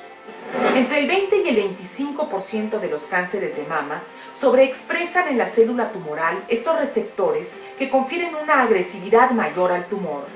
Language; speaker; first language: Spanish; native; Spanish